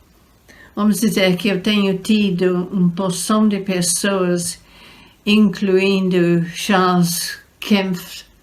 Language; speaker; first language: Portuguese; non-native, fluent; English